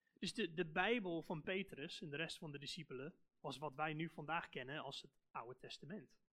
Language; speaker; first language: Dutch; non-native, fluent; English